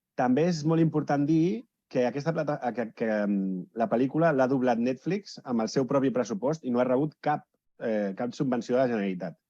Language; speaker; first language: Catalan; native; Catalan